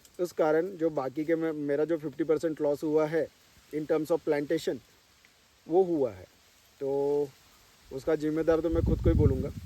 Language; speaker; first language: Hindi; non-native, local second language; Marathi